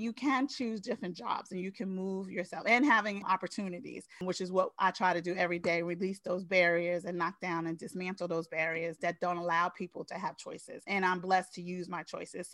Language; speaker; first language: English; native; English